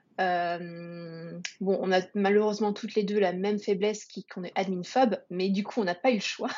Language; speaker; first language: French; native; French